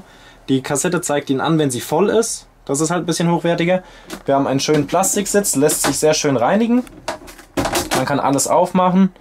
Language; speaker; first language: German; native; German